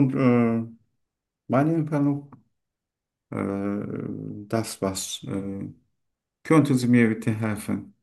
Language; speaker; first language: German; non-native, learner; Turkish